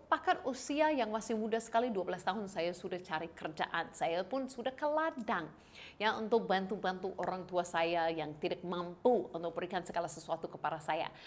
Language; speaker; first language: Indonesian; non-native, fluent; English